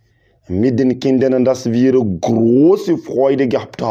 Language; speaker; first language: German; non-native, local second language; Bambara